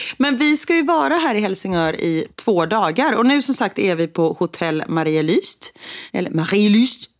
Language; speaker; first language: Swedish; native; Swedish